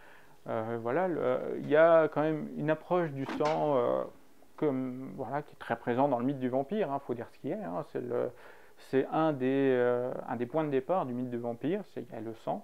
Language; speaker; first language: French; native; French